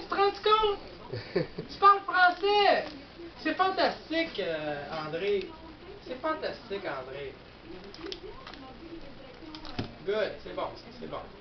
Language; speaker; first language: French; native; French